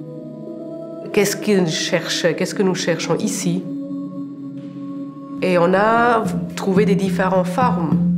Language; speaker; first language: French; non-native, local second language; German